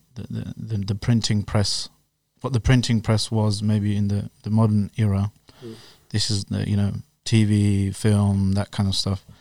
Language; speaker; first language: English; native; English